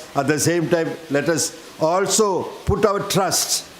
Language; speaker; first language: English; non-native, local second language; Tamil